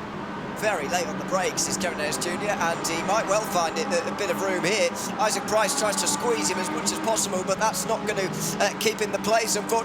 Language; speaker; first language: English; native; English